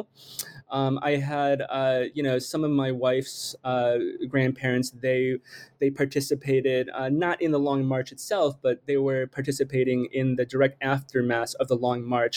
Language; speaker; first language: English; native; English